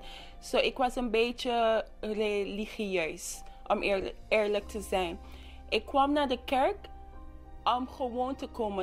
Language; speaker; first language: Dutch; non-native, local second language; English